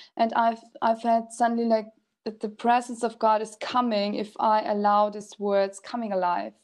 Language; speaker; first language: English; non-native, fluent; German